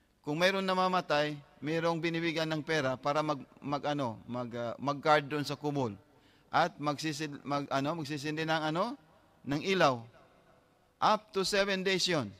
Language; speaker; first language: Filipino; non-native, local second language; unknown